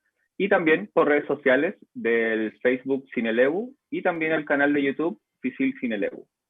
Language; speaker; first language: Spanish; native; Spanish